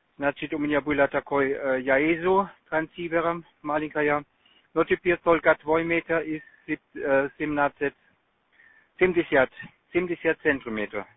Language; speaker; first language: Russian; non-native, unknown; German